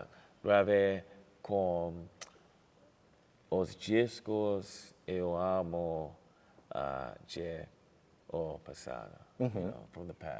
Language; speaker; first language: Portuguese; non-native, learner; English